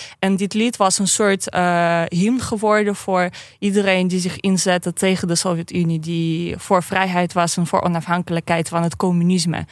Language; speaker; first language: Dutch; non-native, fluent; Russian